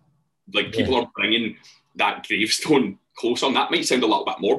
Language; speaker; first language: English; native; English